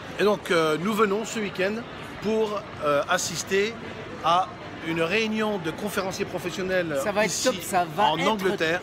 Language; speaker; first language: French; native; French